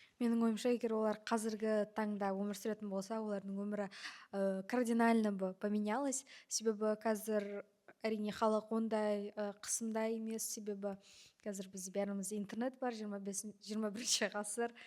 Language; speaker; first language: Kazakh; non-native, local second language; Russian